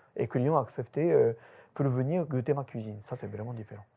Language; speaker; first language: French; non-native, learner; Japanese